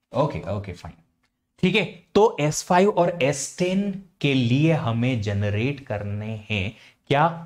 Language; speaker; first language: Hindi; native; Hindi